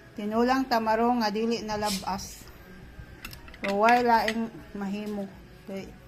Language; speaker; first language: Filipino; non-native, local second language; Cebuano